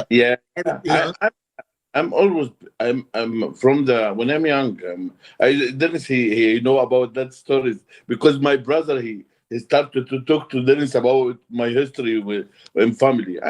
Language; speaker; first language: English; non-native, learner; Arabic